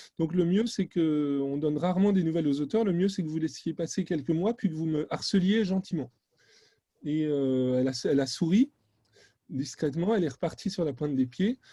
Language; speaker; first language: French; native; French